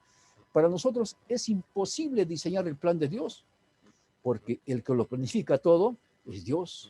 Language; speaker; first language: Spanish; native; Spanish